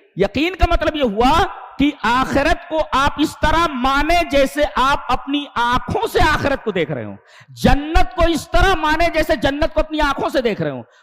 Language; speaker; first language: Urdu; native; Urdu